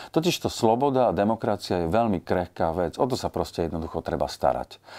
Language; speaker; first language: Slovak; native; Slovak